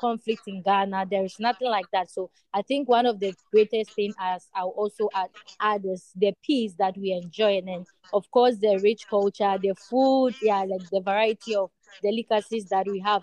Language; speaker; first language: English; non-native, local second language; Ewe